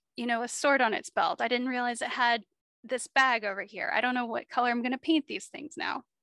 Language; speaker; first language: English; native; English